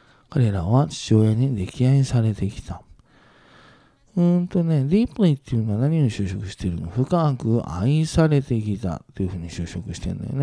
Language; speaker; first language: Japanese; native; Japanese